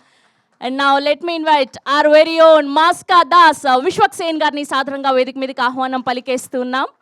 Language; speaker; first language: Telugu; native; Telugu